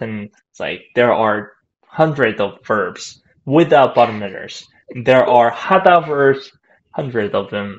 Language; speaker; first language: English; non-native, fluent; Korean